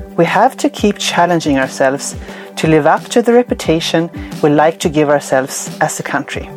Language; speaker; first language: English; non-native, fluent; Swedish